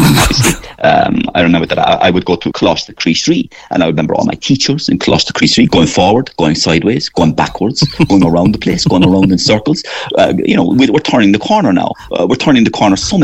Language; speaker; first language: English; native; English